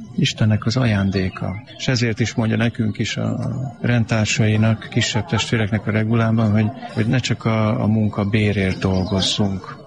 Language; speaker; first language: Hungarian; native; Hungarian